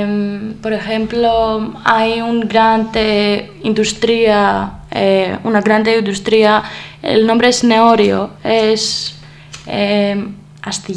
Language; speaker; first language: Spanish; non-native, learner; Greek